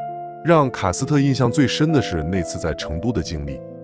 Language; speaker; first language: Chinese; native; Chinese